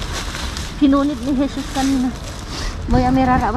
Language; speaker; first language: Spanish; non-native, learner; Filipino